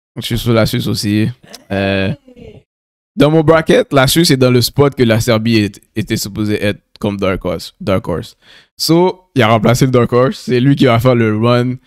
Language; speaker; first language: French; native; French